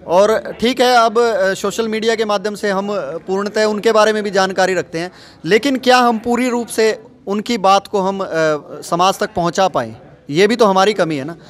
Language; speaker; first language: Hindi; native; Hindi